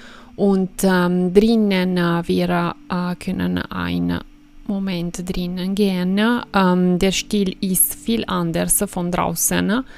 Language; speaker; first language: German; non-native, fluent; Italian